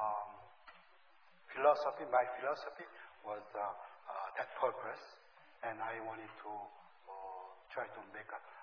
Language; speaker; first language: English; non-native, learner; Korean